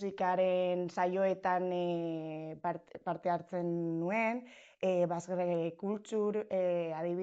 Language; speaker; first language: Basque; non-native, local second language; Spanish